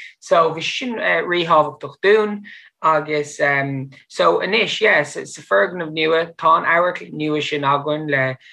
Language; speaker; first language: Irish; non-native, fluent; English